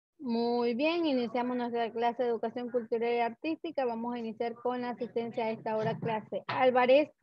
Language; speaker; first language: Spanish; native; Spanish